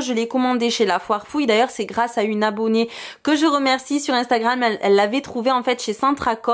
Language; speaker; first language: French; native; French